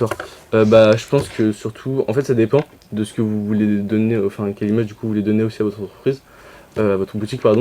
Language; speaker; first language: French; native; French